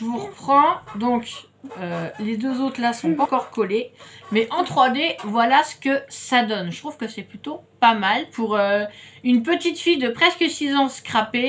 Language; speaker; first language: French; native; French